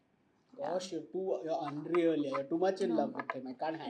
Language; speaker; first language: English; non-native, local second language; Hindi